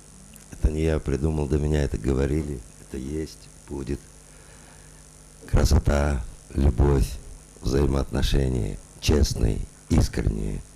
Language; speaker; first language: Russian; non-native, local second language; Uzbek